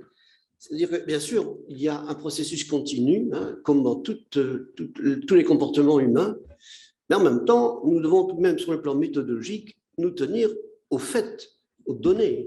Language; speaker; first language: French; native; French